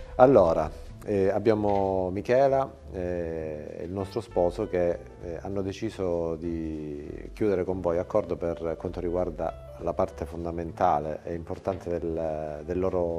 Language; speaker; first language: Italian; native; Italian